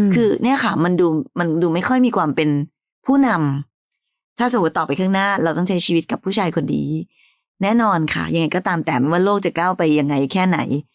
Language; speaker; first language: Thai; native; Thai